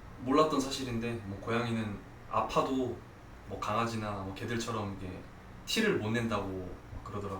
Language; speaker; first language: Korean; native; Korean